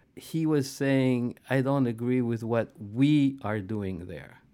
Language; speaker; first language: English; non-native, fluent; Arabic